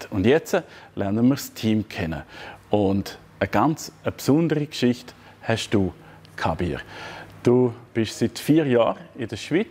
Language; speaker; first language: German; native; German